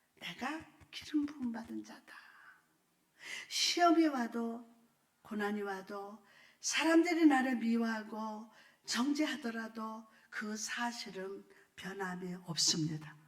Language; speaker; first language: Korean; native; Korean